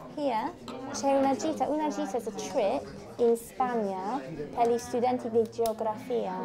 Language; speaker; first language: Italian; non-native, fluent; English